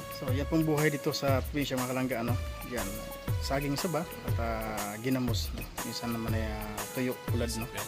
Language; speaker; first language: Filipino; non-native, local second language; Cebuano